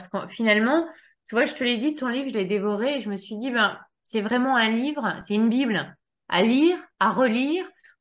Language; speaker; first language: French; native; French